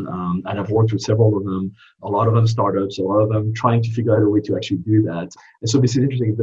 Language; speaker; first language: English; non-native, fluent; French